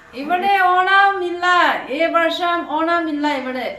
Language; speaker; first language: Malayalam; non-native, learner; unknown